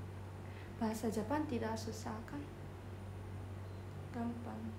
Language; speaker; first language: Indonesian; non-native, learner; Japanese